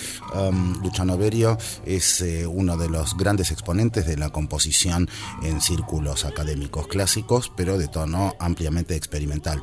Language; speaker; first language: Spanish; native; Spanish